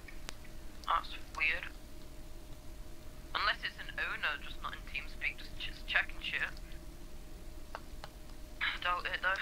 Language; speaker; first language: English; native; English